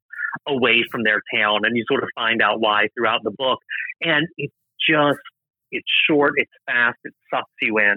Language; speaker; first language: English; native; English